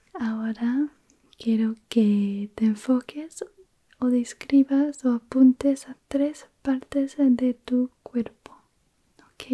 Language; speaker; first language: Spanish; early bilingual, heritage; Spanish